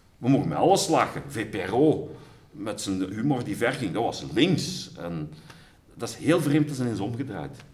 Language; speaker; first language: Dutch; native; Dutch